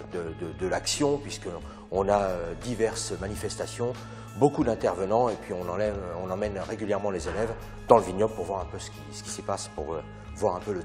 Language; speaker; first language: French; native; French